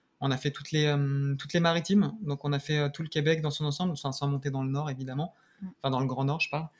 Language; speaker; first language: French; native; French